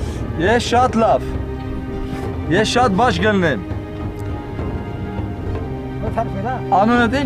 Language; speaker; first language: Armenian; early bilingual, heritage; Armenian